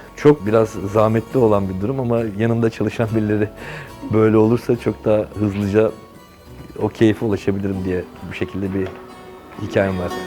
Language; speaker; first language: Turkish; native; Turkish